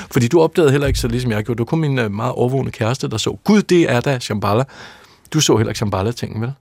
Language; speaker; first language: Danish; native; Danish